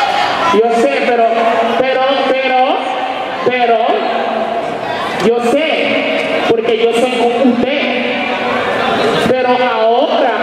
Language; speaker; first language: Spanish; non-native, learner; English